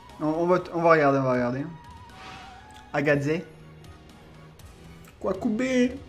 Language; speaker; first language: French; native; French